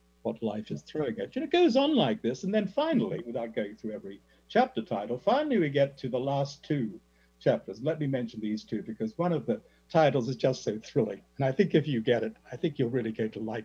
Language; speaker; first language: English; native; English